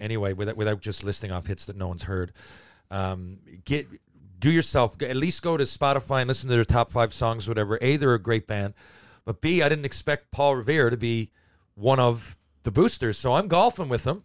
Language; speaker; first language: English; native; English